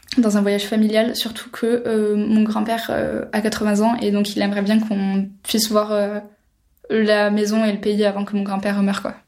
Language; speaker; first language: French; native; French